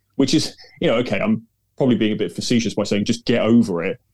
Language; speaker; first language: English; native; English